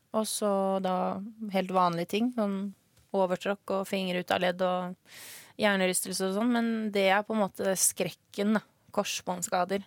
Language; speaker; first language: Norwegian; early bilingual, other home language; Swedish